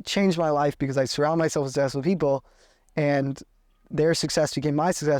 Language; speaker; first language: English; native; English